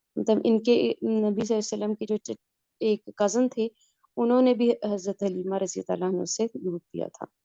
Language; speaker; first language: Urdu; native; Urdu